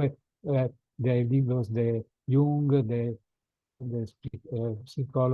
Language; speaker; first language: Spanish; non-native, fluent; Italian